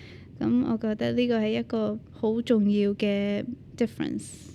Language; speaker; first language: Cantonese; early bilingual, other home language; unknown